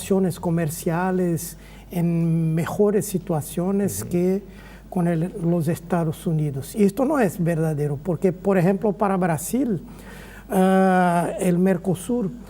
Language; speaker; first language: Spanish; non-native, fluent; Portuguese